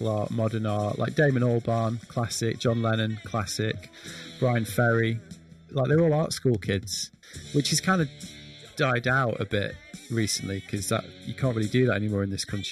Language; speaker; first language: English; native; English